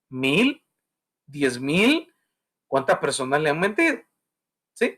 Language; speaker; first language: Spanish; native; Spanish